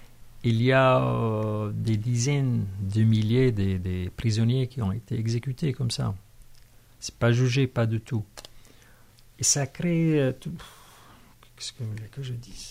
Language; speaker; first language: French; non-native, fluent; Arabic